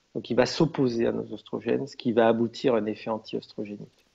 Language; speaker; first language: French; native; French